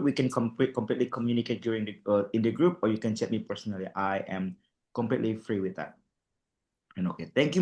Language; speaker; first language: English; non-native, fluent; Indonesian